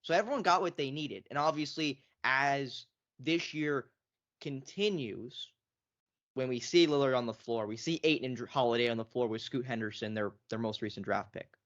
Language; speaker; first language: English; native; English